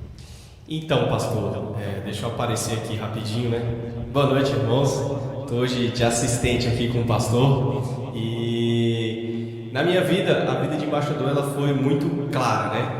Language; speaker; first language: Portuguese; native; Portuguese